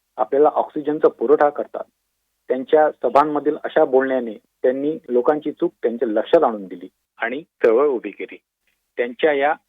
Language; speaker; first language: Marathi; native; Marathi